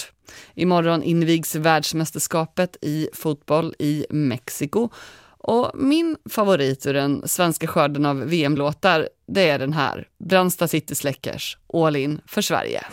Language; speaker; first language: Swedish; native; Swedish